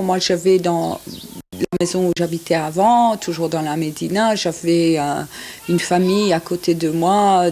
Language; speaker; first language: French; non-native, fluent; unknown